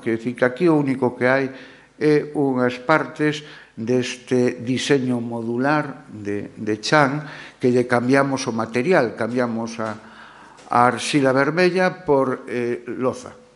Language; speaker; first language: Galician; non-native, local second language; Spanish